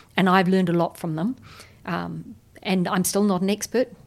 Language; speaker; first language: English; native; English